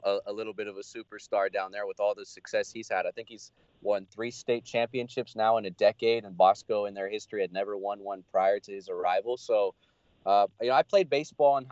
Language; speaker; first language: English; native; English